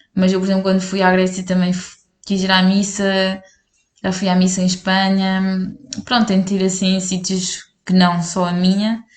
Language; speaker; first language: Portuguese; native; Portuguese